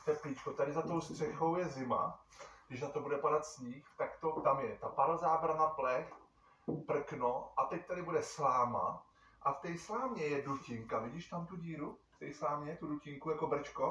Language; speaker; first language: Czech; native; Czech